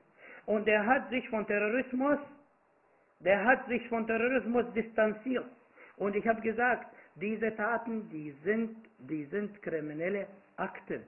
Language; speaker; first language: German; non-native, fluent; Arabic